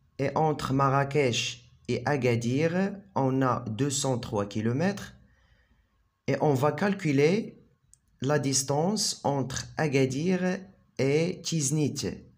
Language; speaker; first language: French; non-native, local second language; Arabic